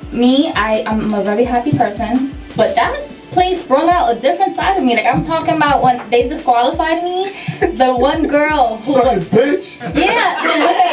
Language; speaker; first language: English; native; English